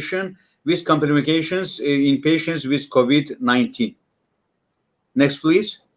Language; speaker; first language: English; non-native, learner; Russian